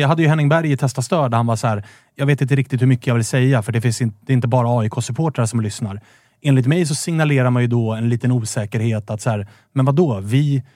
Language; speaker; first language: Swedish; native; Swedish